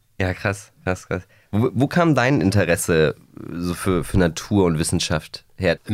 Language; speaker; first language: German; native; German